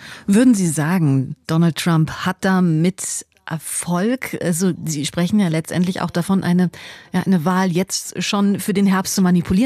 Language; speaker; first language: German; native; German